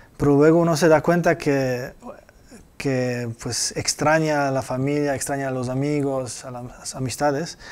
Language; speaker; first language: Spanish; non-native, fluent; Polish